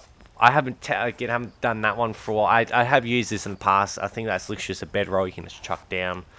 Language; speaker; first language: English; native; English